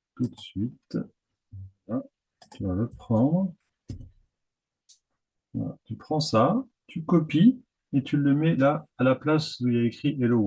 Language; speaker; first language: French; native; French